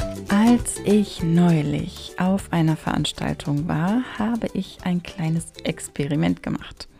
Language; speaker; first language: German; native; German